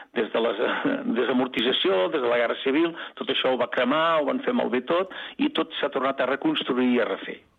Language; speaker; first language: Catalan; native; Catalan